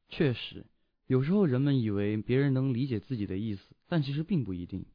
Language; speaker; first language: Chinese; native; Chinese